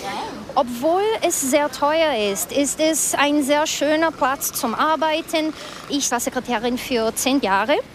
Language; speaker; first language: German; early bilingual, other home language; Portuguese